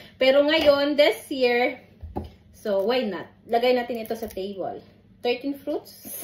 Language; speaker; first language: Filipino; non-native, local second language; Cebuano